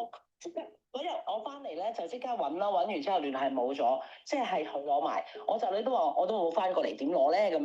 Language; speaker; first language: Cantonese; native; Cantonese